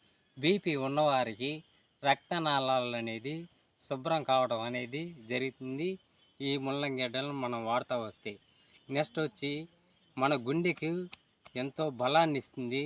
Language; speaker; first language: Telugu; native; Telugu